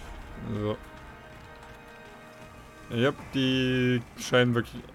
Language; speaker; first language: German; native; German